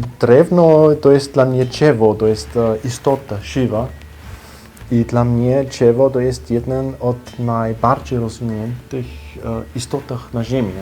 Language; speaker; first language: Polish; non-native, fluent; German